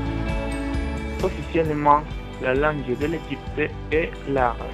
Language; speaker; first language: French; non-native, learner; Spanish